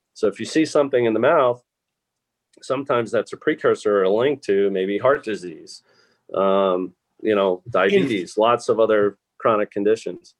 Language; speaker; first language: English; native; English